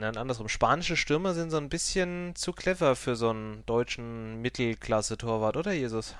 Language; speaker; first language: German; native; German